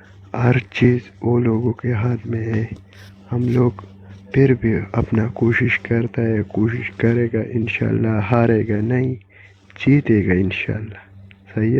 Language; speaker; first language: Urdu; non-native, local second language; Pashto